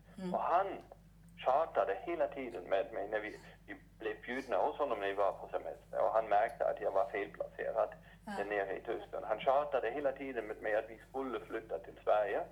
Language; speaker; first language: Swedish; non-native, fluent; German